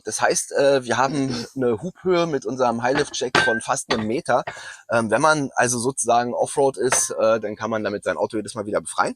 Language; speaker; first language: German; native; German